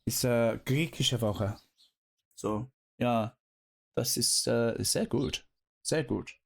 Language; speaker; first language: German; non-native, learner; English